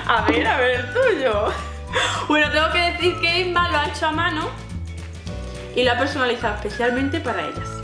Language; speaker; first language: Spanish; native; Spanish